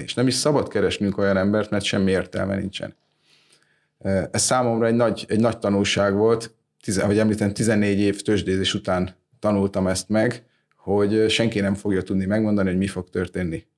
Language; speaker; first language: Hungarian; native; Hungarian